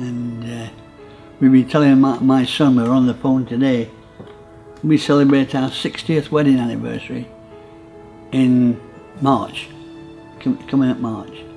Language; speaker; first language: English; native; English